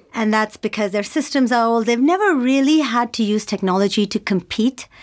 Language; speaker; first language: English; non-native, local second language; Urdu